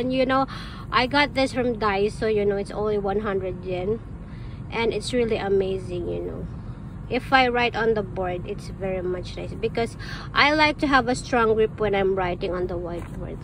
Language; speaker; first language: English; non-native, local second language; Filipino